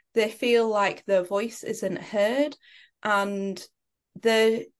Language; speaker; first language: English; native; English